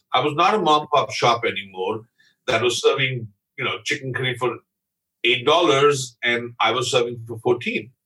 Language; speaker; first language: English; non-native, local second language; Punjabi